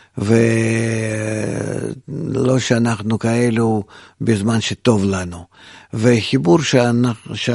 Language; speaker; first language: Hebrew; non-native, fluent; Russian